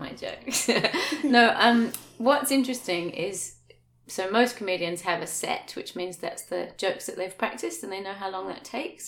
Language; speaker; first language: English; native; English